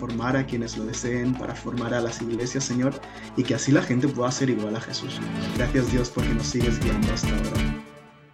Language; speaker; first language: English; non-native, fluent; Spanish